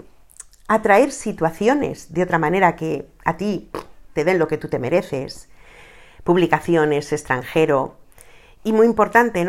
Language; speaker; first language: Spanish; native; Spanish